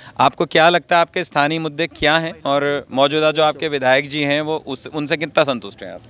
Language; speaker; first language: Hindi; native; Hindi